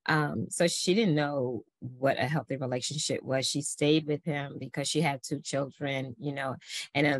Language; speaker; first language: English; native; English